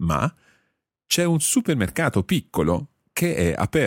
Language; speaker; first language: Italian; non-native, fluent; English